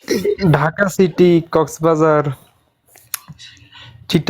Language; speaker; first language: Hindi; non-native, learner; Bangla